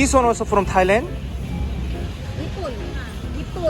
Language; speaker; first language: English; non-native, learner; Korean